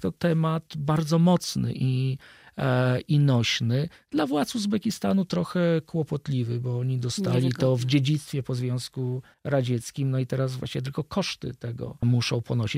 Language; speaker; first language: Polish; native; Polish